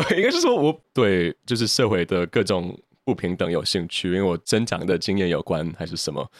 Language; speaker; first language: Chinese; early bilingual, heritage; Chinese